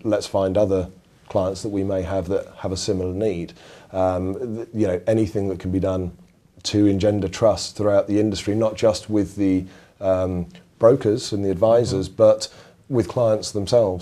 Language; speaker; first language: English; native; English